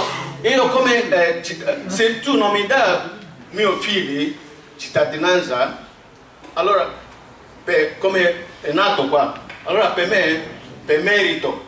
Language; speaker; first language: Italian; non-native, learner; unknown